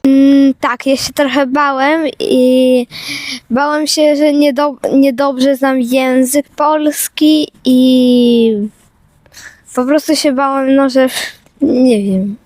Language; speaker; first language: Polish; early bilingual, other home language; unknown